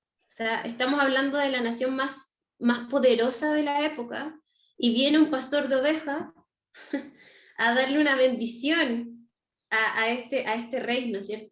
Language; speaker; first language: Spanish; native; Spanish